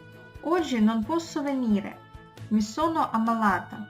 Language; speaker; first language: Italian; non-native, fluent; Russian